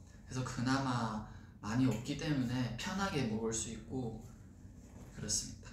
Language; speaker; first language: Korean; non-native, fluent; Chinese